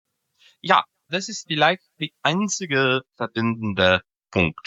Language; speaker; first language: German; non-native, fluent; Serbian